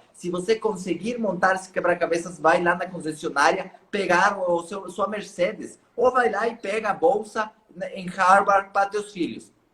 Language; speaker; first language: Portuguese; non-native, fluent; Spanish